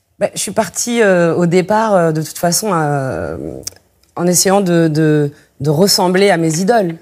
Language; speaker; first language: French; native; French